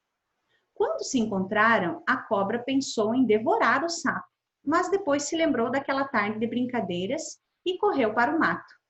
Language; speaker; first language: Portuguese; native; Portuguese